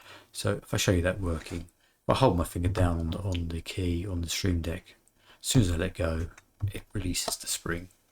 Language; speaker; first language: English; native; English